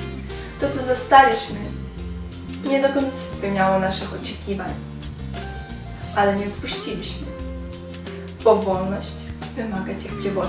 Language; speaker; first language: Polish; non-native, fluent; Ukrainian